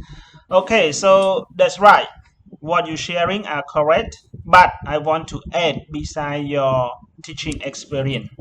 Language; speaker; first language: English; non-native, learner; Khmer